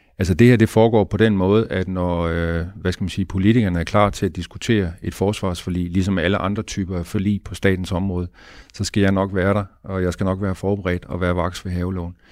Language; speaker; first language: Danish; native; Danish